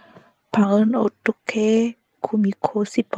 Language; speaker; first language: Korean; non-native, learner; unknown